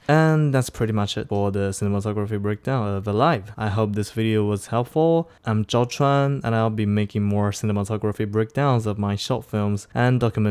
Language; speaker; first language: English; non-native, fluent; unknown